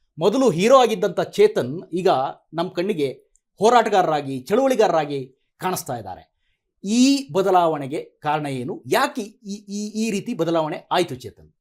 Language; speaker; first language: Kannada; native; Kannada